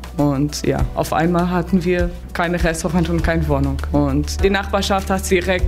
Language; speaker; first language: German; non-native, fluent; Portuguese